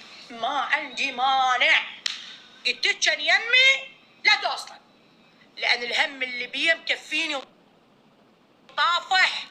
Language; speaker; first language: Arabic; native; Arabic